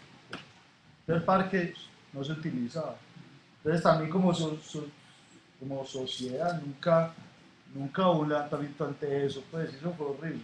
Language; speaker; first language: Spanish; native; Spanish